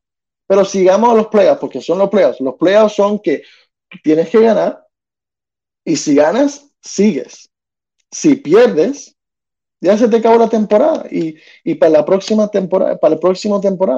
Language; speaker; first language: Spanish; early bilingual, heritage; Spanish